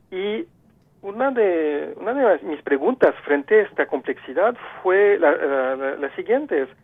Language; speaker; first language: Spanish; non-native, fluent; French